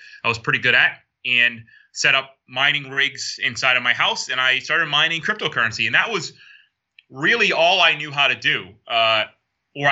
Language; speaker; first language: English; native; English